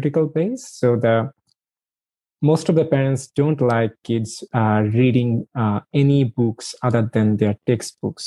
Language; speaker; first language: English; non-native, local second language; Bangla